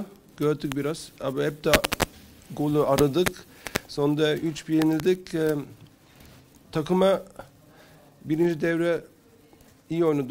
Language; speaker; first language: Turkish; early bilingual, heritage; Turkish